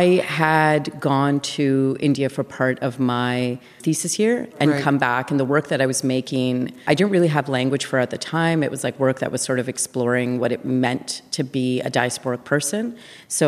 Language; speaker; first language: English; native; English